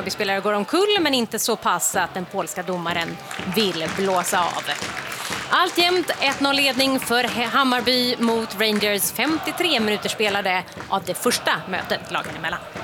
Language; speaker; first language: Swedish; native; Swedish